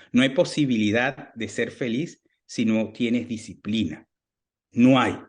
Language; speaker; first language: Spanish; native; Spanish